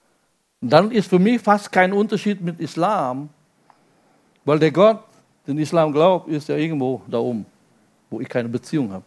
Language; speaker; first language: German; non-native, fluent; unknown